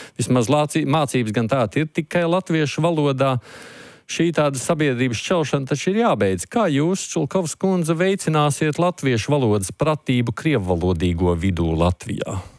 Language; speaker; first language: Latvian; native; Latvian